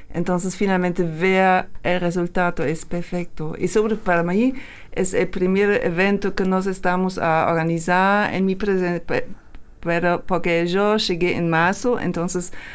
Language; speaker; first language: Spanish; non-native, learner; German